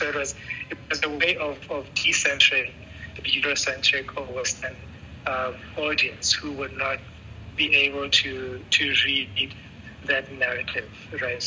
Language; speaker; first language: English; non-native, local second language; Tswana